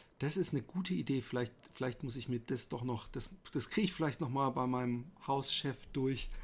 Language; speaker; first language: German; native; German